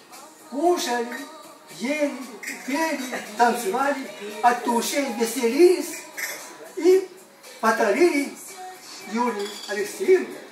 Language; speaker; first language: Russian; non-native, learner; Chinese